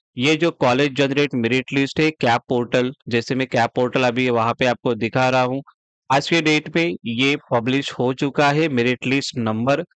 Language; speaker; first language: Hindi; non-native, local second language; Marathi